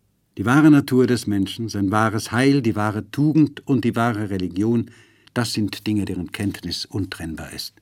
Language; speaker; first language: German; native; German